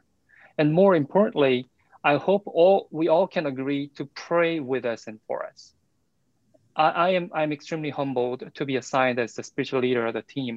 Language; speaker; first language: English; non-native, fluent; Korean